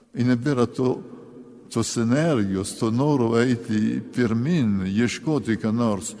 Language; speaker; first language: Lithuanian; early bilingual, heritage; Lithuanian